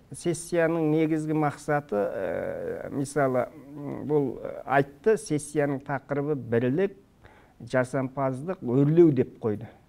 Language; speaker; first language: Kazakh; early bilingual, heritage; Kazakh